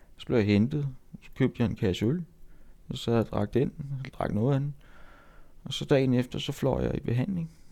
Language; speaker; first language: Danish; native; Danish